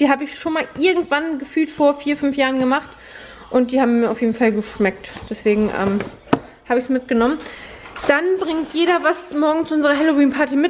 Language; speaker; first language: German; native; German